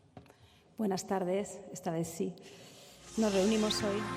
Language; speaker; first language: Spanish; native; Spanish